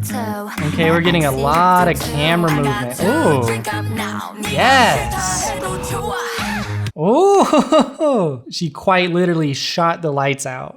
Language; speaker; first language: English; native; English